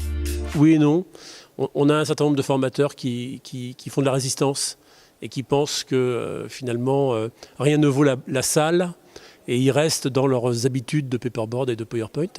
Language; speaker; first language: French; native; French